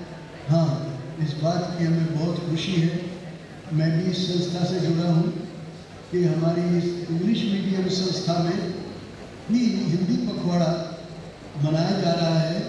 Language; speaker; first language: Hindi; native; Hindi